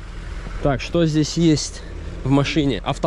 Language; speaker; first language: Russian; native; Russian